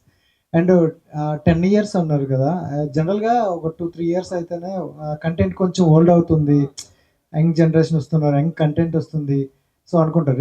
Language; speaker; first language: Telugu; native; Telugu